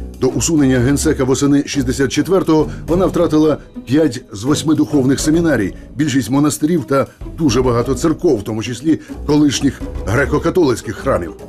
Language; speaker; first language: Ukrainian; native; Ukrainian